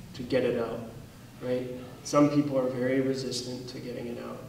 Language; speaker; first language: English; native; English